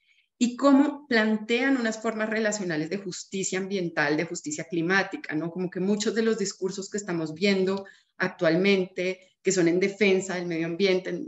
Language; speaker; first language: Spanish; native; Spanish